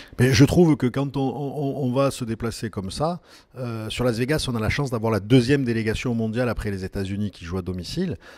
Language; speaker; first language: French; native; French